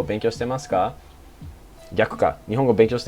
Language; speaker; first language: Japanese; non-native, fluent; English